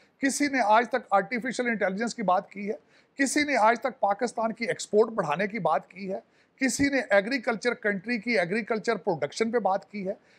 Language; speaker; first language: Urdu; non-native, local second language; Punjabi